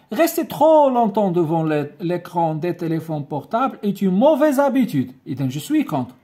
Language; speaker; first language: French; non-native, local second language; Arabic